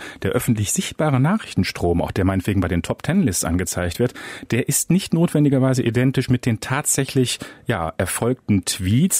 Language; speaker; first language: German; native; German